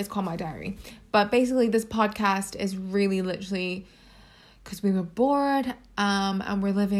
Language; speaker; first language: English; non-native, local second language; Cantonese